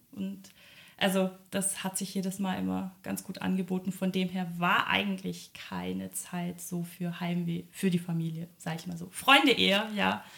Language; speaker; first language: German; early bilingual, other home language; Polish